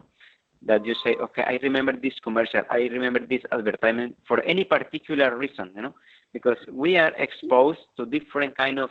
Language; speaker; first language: English; non-native, fluent; Spanish